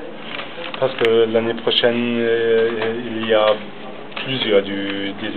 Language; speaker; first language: French; non-native, learner; German